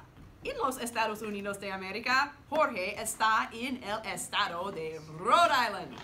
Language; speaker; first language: Spanish; non-native, learner; English